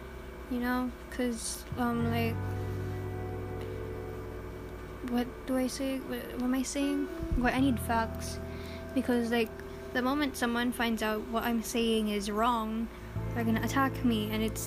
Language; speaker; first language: English; non-native, local second language; Filipino